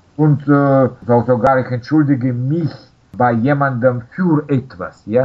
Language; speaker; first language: German; non-native, fluent; Russian